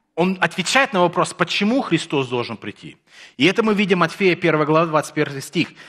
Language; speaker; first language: Russian; early bilingual, heritage; Russian